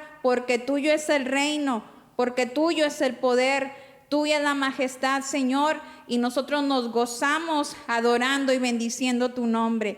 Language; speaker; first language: Spanish; native; Spanish